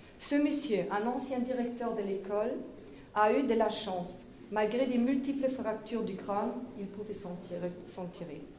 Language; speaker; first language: French; non-native, fluent; German